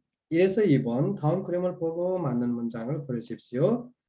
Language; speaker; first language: Korean; non-native, learner; Nepali